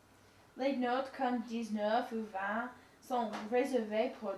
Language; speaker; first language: French; non-native, learner; English